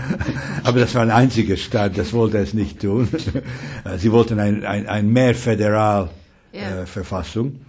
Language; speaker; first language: German; non-native, fluent; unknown